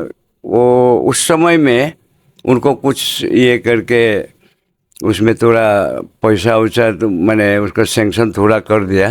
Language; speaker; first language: Hindi; non-native, local second language; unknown